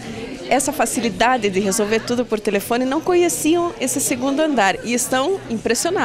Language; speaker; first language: Portuguese; native; Portuguese